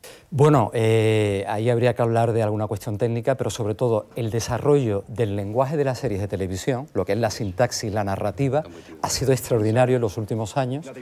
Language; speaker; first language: Spanish; native; Spanish